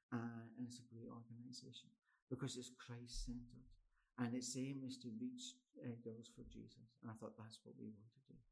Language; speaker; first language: English; native; English